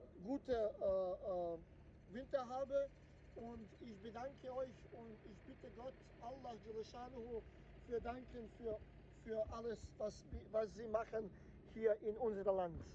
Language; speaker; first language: German; non-native, learner; Bosnian